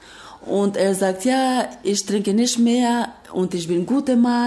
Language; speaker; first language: German; non-native, learner; Albanian